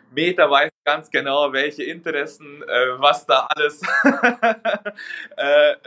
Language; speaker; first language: German; non-native, fluent; Hungarian